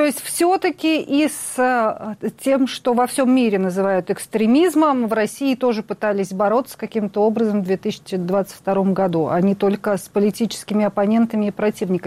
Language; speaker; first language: Russian; native; Russian